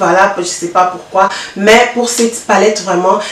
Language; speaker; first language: French; non-native, local second language; Lingala